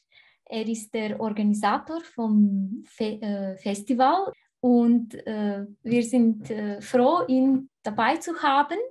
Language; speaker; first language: German; non-native, fluent; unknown